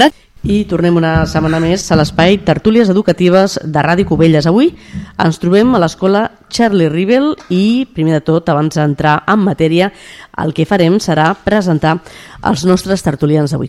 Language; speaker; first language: Catalan; native; Catalan